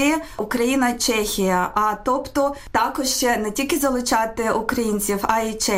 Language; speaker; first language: Ukrainian; native; Ukrainian